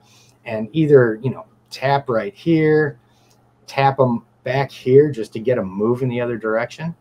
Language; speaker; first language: English; native; English